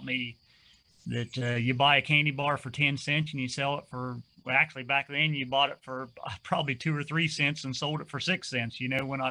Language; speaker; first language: English; native; English